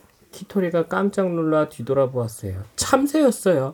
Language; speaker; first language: Korean; native; Korean